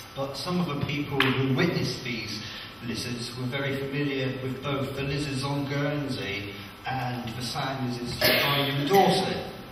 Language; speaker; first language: English; native; English